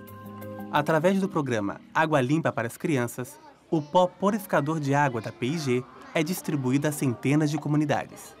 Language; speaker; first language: Portuguese; native; Portuguese